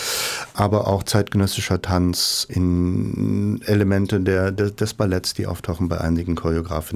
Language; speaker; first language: German; native; German